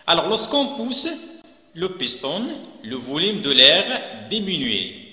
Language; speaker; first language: French; non-native, local second language; Arabic